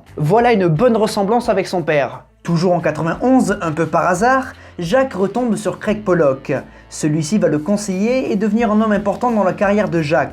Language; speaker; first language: French; native; French